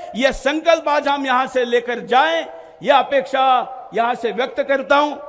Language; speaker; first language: Hindi; non-native, local second language; Marathi